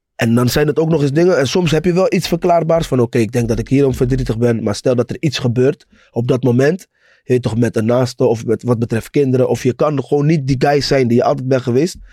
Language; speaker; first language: Dutch; native; Dutch